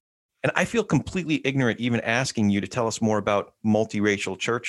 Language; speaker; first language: English; native; English